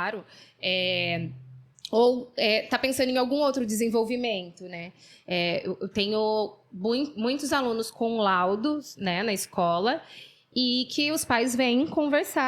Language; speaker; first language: Portuguese; native; Portuguese